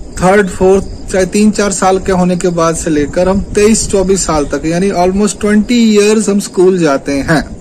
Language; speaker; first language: Hindi; non-native, local second language; Marathi